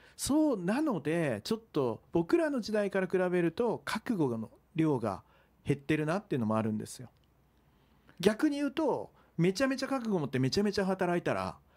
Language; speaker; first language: Japanese; native; Japanese